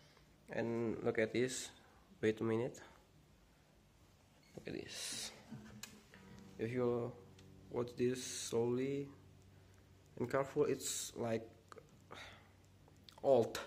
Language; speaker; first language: English; non-native, learner; Indonesian